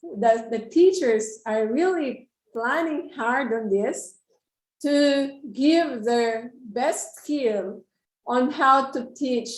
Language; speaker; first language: English; non-native, local second language; Filipino